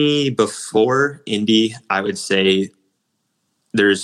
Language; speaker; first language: English; native; English